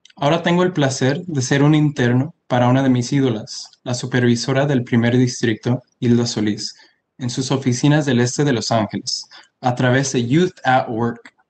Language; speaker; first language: Spanish; early bilingual, heritage; Spanish